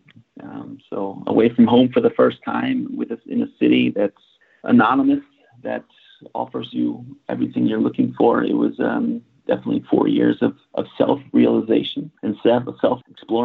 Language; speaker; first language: English; native; English